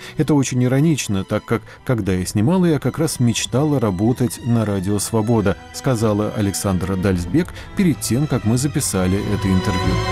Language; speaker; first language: Russian; native; Russian